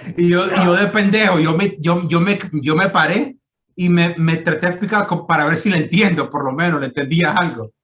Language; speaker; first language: Spanish; native; Spanish